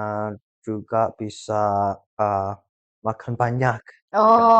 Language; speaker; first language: Indonesian; early bilingual, heritage; English